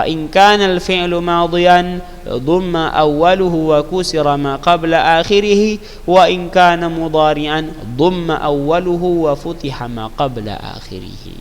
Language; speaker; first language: Arabic; non-native, fluent; Indonesian